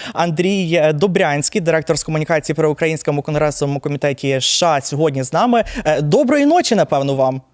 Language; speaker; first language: Ukrainian; native; Ukrainian